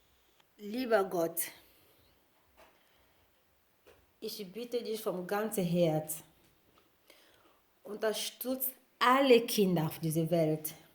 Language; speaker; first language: German; non-native, learner; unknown